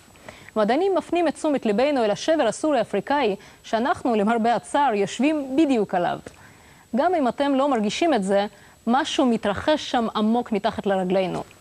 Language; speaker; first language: Hebrew; non-native, local second language; Russian